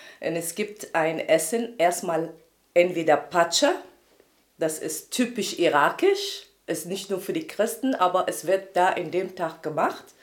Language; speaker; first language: German; non-native, fluent; Arabic